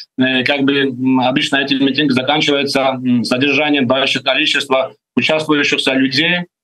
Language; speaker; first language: Russian; non-native, fluent; Georgian